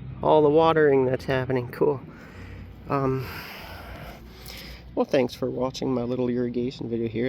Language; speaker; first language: English; native; English